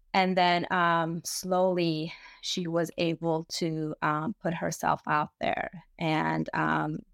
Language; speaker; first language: English; early bilingual, other home language; Persian